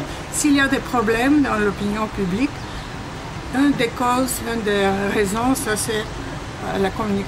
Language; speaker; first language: French; non-native, fluent; Bulgarian